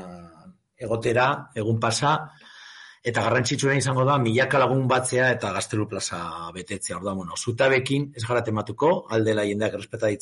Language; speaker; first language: Basque; native; Basque